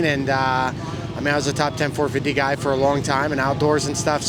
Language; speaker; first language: English; native; English